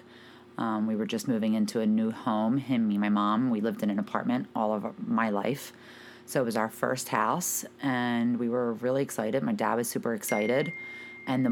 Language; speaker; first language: English; native; English